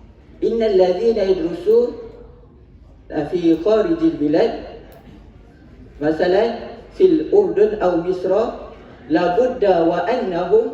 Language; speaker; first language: Arabic; non-native, learner; Malay